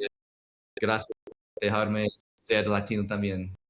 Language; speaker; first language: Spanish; non-native, learner; English